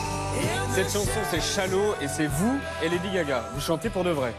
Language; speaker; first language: French; native; French